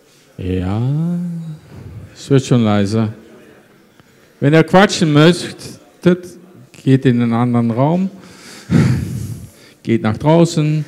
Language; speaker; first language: German; non-native, fluent; Dutch